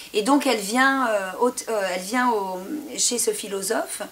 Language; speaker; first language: French; native; French